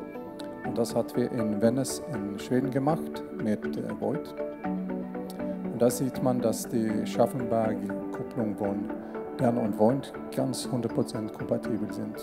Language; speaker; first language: German; non-native, learner; Swedish